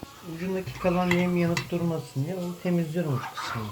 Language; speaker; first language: Turkish; native; Turkish